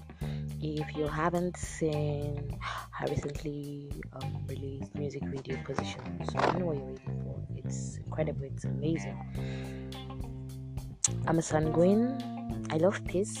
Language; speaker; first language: English; non-native, local second language; Igbo